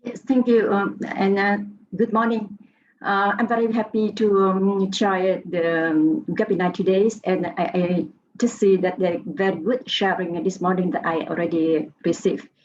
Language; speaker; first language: English; non-native, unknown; Vietnamese